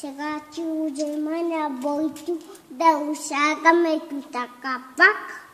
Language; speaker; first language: Bulgarian; early bilingual, heritage; Bulgarian